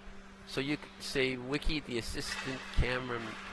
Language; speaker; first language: English; native; English